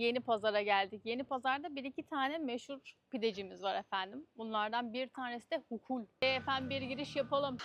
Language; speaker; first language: Turkish; native; Turkish